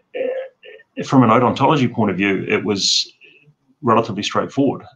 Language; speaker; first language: English; native; English